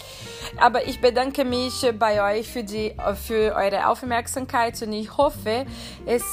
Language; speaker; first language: German; non-native, fluent; Portuguese